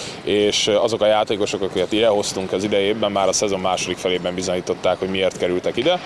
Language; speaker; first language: Hungarian; native; Hungarian